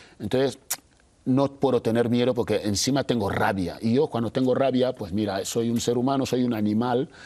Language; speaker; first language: Spanish; non-native, local second language; Fang